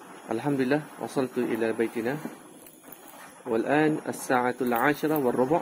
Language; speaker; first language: Arabic; non-native, fluent; Malay